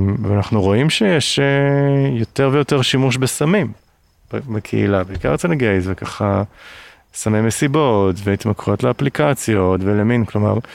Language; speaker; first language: Hebrew; native; Hebrew